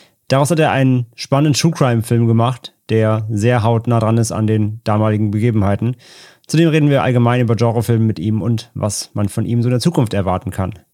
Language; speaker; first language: German; native; German